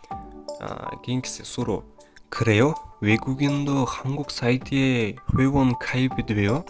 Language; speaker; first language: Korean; non-native, fluent; Kyrgyz